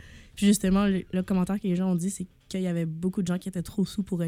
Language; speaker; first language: French; native; French